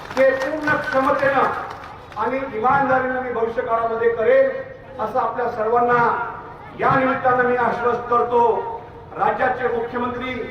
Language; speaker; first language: Marathi; non-native, local second language; Lambadi